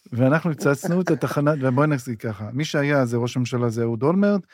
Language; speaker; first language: Hebrew; native; Hebrew